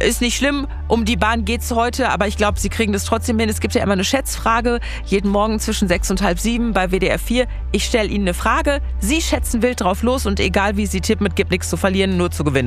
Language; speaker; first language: German; native; German